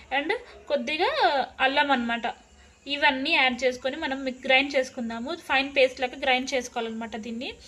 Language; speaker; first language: Telugu; non-native, local second language; Lambadi